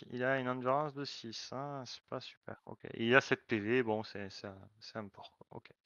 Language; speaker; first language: French; native; French